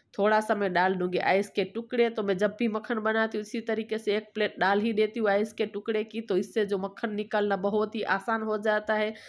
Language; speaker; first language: Hindi; non-native, local second language; Gujarati